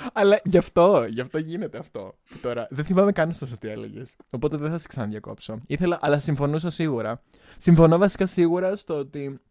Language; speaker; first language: Greek; native; Greek